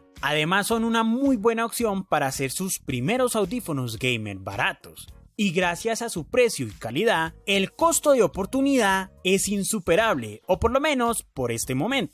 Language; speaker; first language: Spanish; native; Spanish